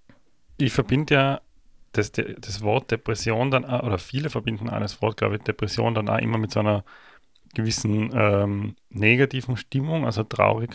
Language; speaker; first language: German; native; German